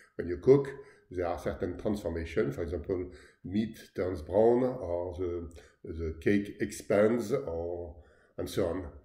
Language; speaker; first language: English; non-native, fluent; French